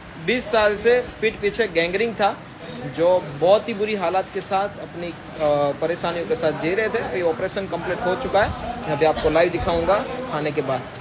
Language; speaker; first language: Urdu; non-native, local second language; Gujarati